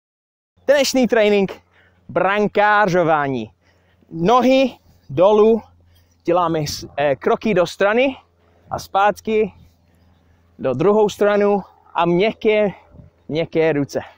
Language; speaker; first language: Czech; non-native, fluent; English